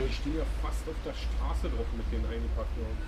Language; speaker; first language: German; native; German